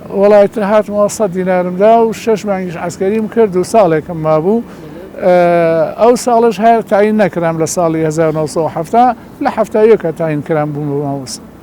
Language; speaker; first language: Central Kurdish; non-native, local second language; Gurani